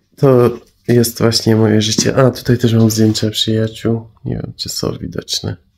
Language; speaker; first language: Polish; non-native, fluent; Persian